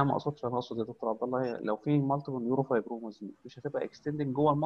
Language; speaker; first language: Arabic; native; Arabic